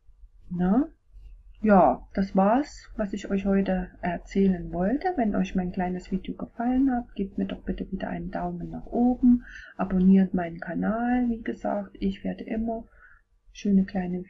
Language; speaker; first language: German; native; German